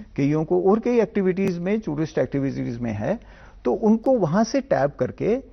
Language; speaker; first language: Hindi; non-native, local second language; Dogri